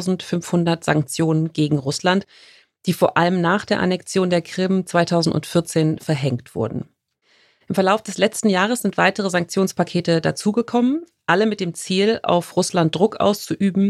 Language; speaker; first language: German; native; German